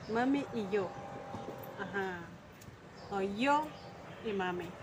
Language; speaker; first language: Spanish; non-native, learner; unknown